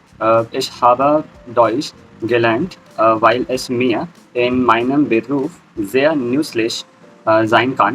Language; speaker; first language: German; non-native, learner; Hindi